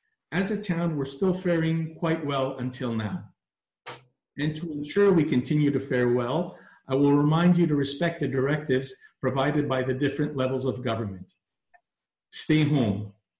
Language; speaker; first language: English; native; English